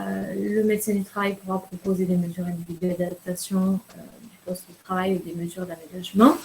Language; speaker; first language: French; native; French